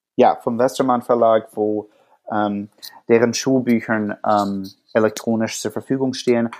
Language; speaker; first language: German; non-native, fluent; English